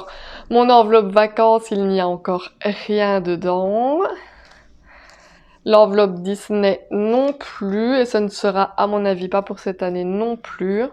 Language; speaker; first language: French; native; French